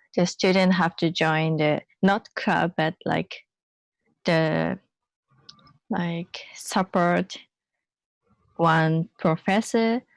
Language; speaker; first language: English; non-native, learner; Japanese